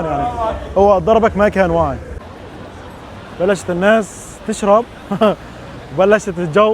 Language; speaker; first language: Arabic; native; Arabic